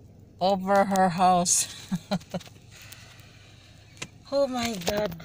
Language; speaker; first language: English; non-native, local second language; Filipino